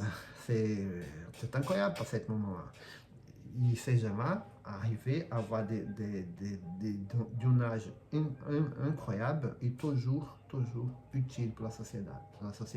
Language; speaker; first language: French; non-native, fluent; Portuguese